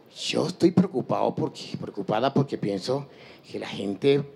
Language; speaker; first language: Spanish; native; Spanish